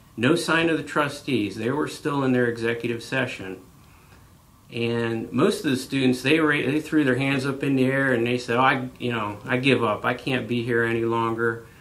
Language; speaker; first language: English; native; English